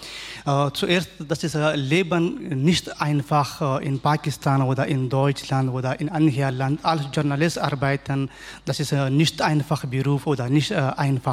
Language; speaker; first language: German; non-native, learner; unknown